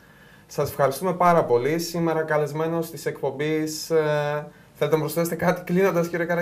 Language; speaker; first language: Greek; native; Greek